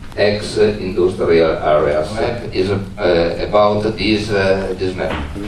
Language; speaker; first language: English; non-native, learner; Italian